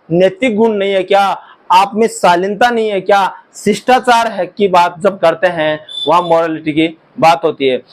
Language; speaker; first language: Hindi; native; Hindi